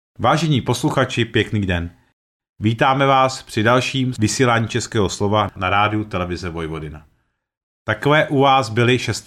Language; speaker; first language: Czech; early bilingual, heritage; Czech